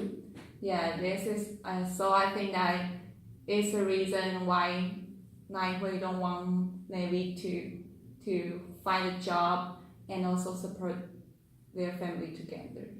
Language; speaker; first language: English; non-native, learner; Chinese